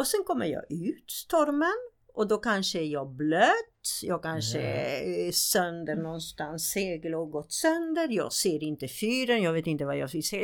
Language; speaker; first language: Swedish; non-native, fluent; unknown